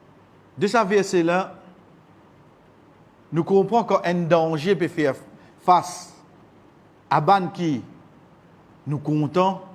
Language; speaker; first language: French; non-native, local second language; Morisyen